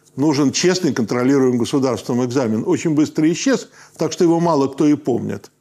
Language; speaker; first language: Russian; native; Russian